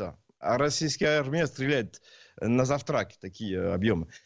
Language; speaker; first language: Russian; non-native, learner; French